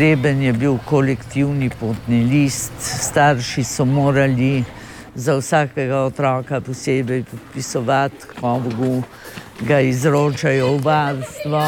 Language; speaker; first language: Slovenian; native; Slovenian